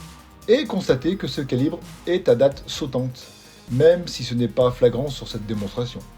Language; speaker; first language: French; native; French